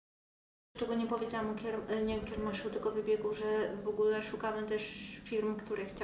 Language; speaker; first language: Polish; native; Polish